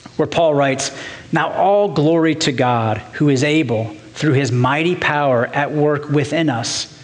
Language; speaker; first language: English; native; English